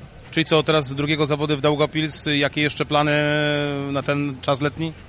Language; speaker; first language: Polish; native; Polish